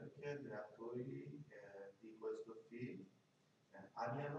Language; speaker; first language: Italian; non-native, learner; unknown